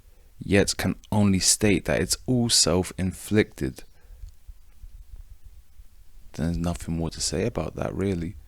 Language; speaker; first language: English; native; English